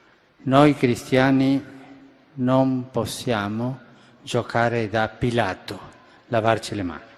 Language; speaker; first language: Italian; non-native, fluent; Spanish